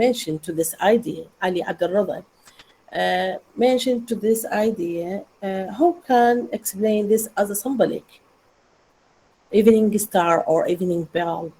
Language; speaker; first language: English; non-native, learner; Arabic